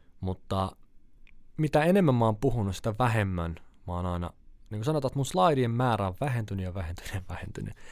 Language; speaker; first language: Finnish; native; Finnish